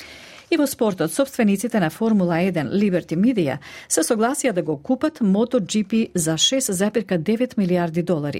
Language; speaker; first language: Macedonian; native; Macedonian